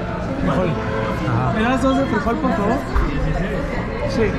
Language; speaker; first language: Spanish; native; Spanish